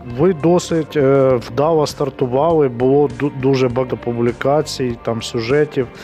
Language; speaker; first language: Ukrainian; non-native, local second language; Russian